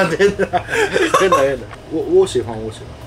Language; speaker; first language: Chinese; non-native, fluent; Japanese